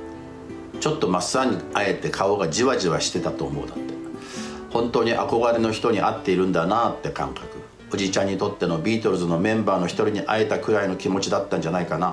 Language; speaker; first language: Japanese; native; Japanese